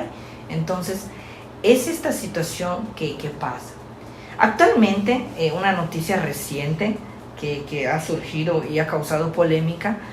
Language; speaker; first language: Spanish; native; Spanish